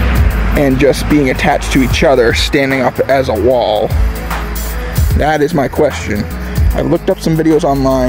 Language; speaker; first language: English; native; English